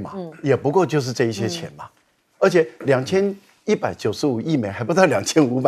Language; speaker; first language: Chinese; native; Chinese